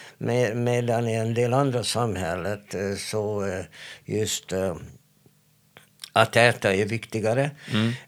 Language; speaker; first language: Swedish; non-native, fluent; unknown